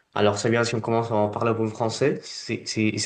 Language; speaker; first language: French; non-native, fluent; Spanish